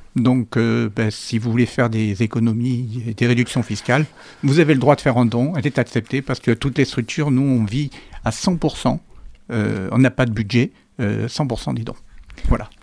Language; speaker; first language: French; native; French